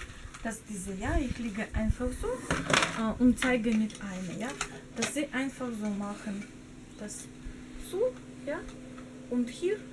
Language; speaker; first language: German; non-native, learner; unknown